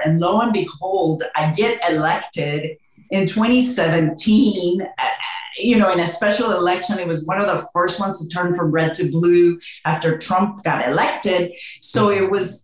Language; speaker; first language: English; non-native, fluent; Spanish